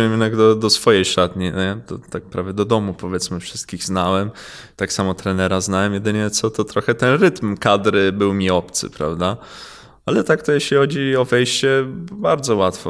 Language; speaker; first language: Polish; early bilingual, heritage; Polish